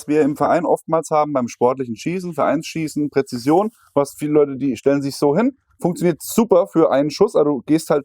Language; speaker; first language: German; native; German